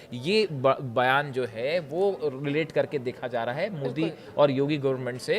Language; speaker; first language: Hindi; native; Hindi